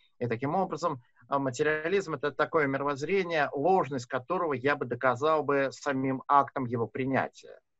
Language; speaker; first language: Russian; native; Russian